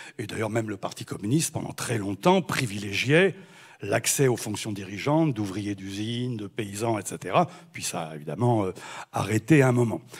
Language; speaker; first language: French; native; French